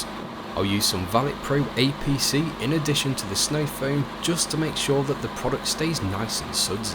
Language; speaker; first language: English; native; English